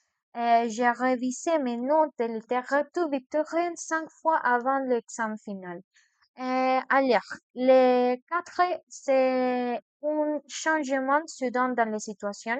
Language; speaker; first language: French; non-native, learner; Spanish